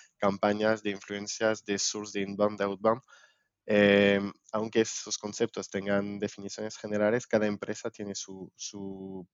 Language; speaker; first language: Spanish; non-native, fluent; French